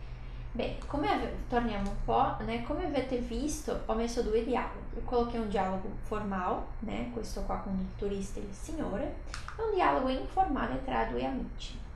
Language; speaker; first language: Italian; non-native, fluent; Portuguese